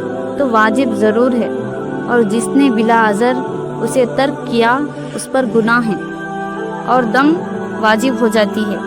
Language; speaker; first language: Urdu; native; Urdu